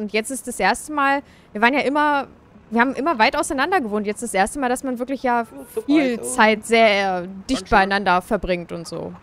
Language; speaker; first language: German; native; German